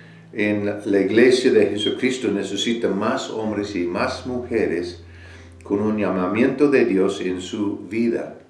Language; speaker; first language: Spanish; non-native, fluent; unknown